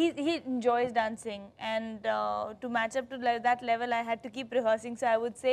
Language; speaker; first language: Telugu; non-native, learner; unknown